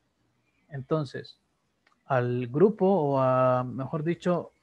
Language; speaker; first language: Spanish; native; Spanish